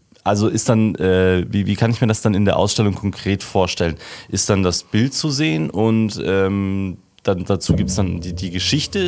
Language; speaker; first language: German; native; German